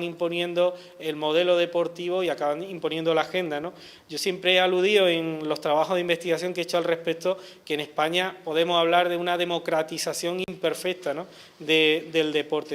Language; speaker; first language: Spanish; native; Spanish